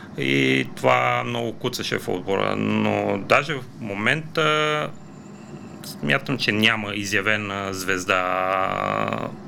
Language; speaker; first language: Bulgarian; non-native, fluent; Romanian